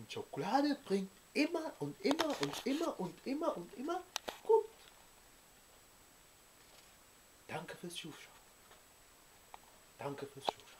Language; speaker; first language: German; early bilingual, other home language; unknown